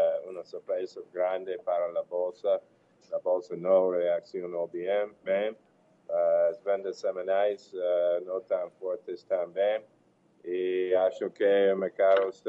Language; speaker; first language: Portuguese; non-native, learner; English